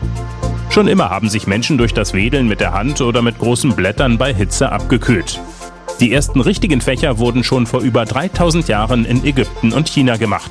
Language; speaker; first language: German; native; German